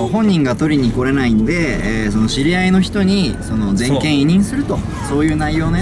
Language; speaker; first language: Japanese; native; Japanese